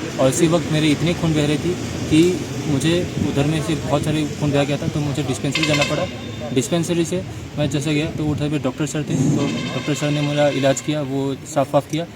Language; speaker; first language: Hindi; non-native, local second language; Assamese